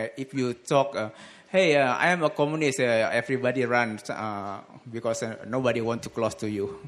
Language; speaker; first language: English; non-native, learner; Indonesian